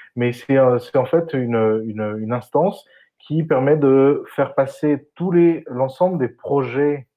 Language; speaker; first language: French; non-native, fluent; Spanish